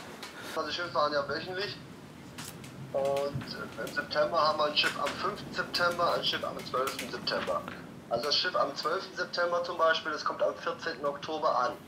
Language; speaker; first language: German; native; German